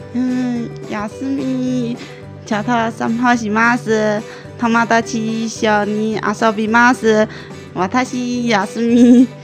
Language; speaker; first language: Japanese; non-native, fluent; Chinese